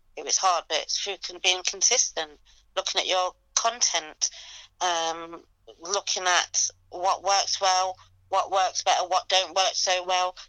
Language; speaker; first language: English; native; English